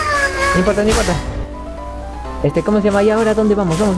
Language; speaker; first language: Spanish; native; Spanish